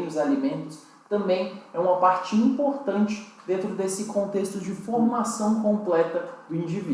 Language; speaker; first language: Portuguese; native; Portuguese